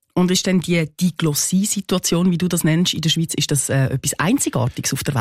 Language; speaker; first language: German; native; German